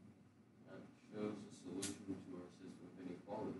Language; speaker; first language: English; native; English